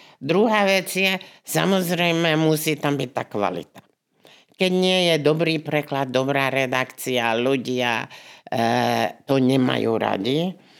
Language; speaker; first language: Slovak; native; Slovak